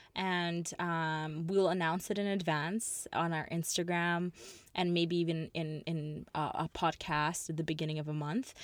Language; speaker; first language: English; early bilingual, other home language; Russian